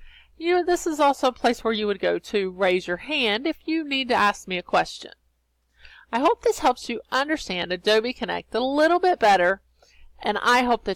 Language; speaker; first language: English; native; English